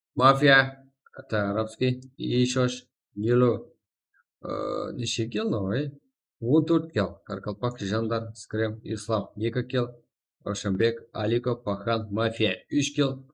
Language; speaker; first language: Russian; non-native, local second language; Kazakh